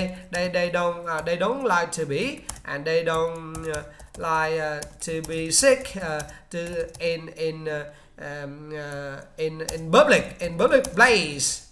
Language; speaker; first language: English; non-native, learner; Vietnamese